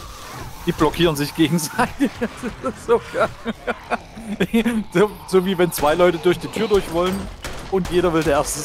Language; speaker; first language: German; native; German